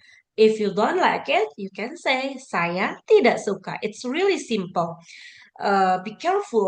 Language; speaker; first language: English; non-native, learner; Indonesian